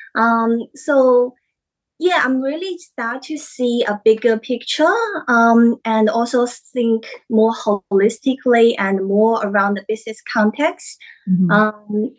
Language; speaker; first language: English; non-native, fluent; Chinese